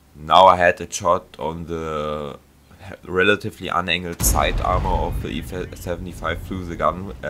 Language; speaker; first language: English; non-native, fluent; German